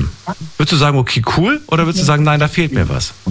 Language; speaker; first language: German; native; German